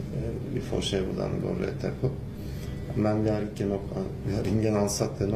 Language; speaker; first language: Norwegian; non-native, learner; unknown